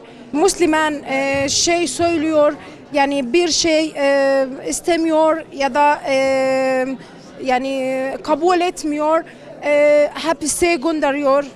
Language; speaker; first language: Turkish; non-native, learner; Arabic